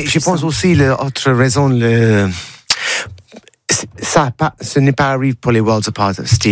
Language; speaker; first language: French; non-native, learner; English